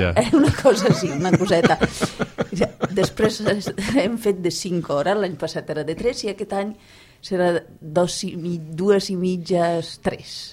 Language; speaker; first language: Catalan; non-native, fluent; Italian